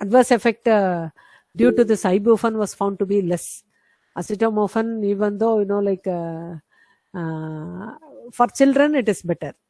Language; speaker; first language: English; non-native, local second language; Tamil